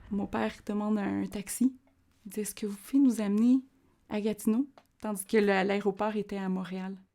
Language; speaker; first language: French; early bilingual, other home language; Spanish